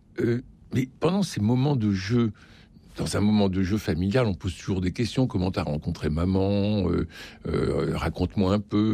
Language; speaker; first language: French; native; French